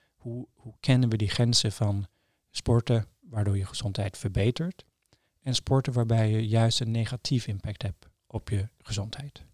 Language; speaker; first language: Dutch; non-native, fluent; Norwegian